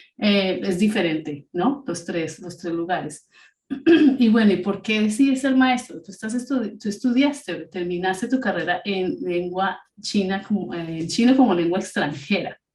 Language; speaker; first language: Spanish; native; Spanish